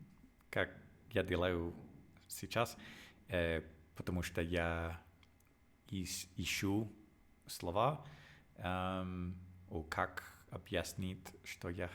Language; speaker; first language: Russian; non-native, learner; English